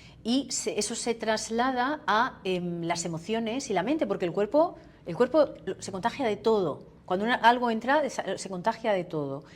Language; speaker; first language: Spanish; native; Spanish